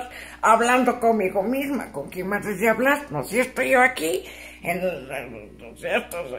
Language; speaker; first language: Spanish; native; Spanish